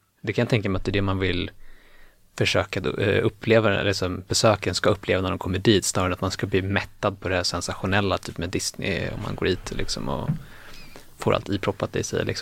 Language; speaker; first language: Swedish; native; Swedish